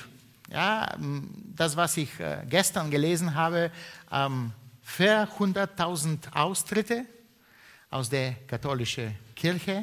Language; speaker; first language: German; non-native, fluent; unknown